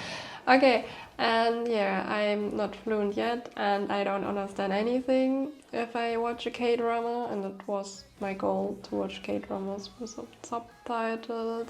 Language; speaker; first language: English; non-native, fluent; German